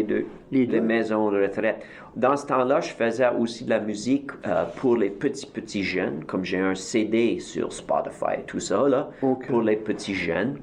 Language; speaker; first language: French; native; French